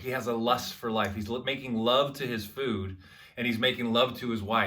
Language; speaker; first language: English; native; English